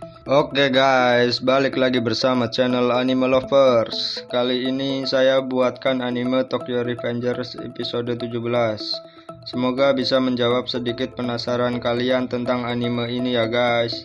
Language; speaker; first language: Indonesian; native; Indonesian